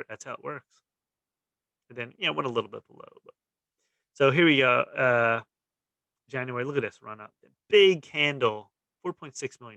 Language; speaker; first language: English; native; English